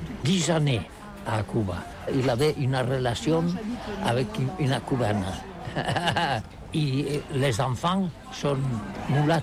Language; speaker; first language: French; non-native, learner; Catalan